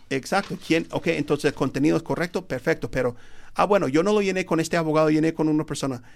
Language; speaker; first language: Spanish; non-native, fluent; English